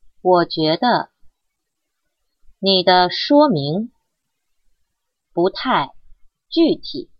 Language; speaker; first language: Chinese; non-native, learner; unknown